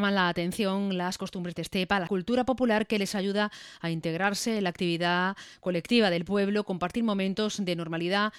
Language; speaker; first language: Spanish; native; Spanish